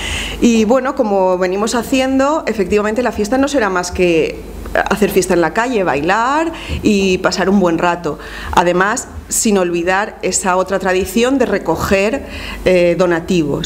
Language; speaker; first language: Spanish; native; Spanish